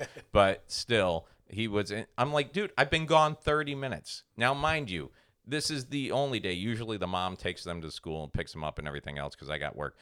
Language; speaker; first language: English; native; English